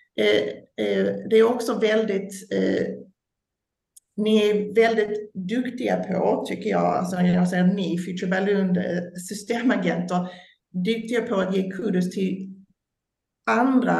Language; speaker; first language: Swedish; non-native, fluent; English